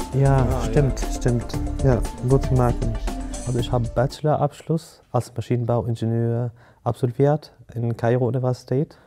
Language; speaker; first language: German; non-native, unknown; Arabic